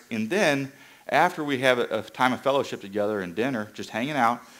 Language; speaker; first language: English; native; English